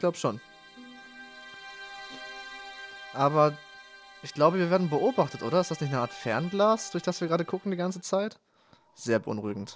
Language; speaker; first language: German; native; German